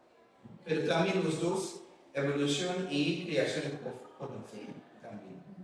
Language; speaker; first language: Spanish; non-native, learner; English